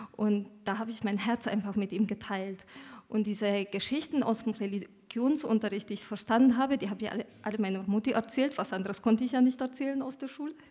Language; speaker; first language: German; early bilingual, other home language; Romanian